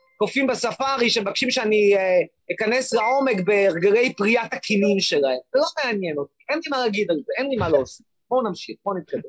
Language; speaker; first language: Hebrew; native; Hebrew